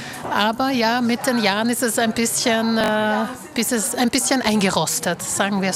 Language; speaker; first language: German; early bilingual, other home language; Slovak